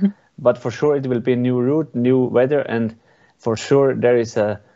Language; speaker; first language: English; non-native, learner; Swiss German